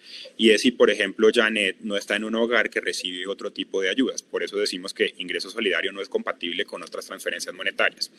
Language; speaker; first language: Spanish; native; Spanish